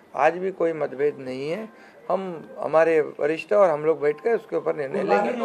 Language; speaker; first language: Hindi; non-native, local second language; Marathi